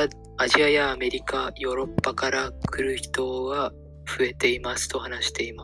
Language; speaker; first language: Japanese; non-native, learner; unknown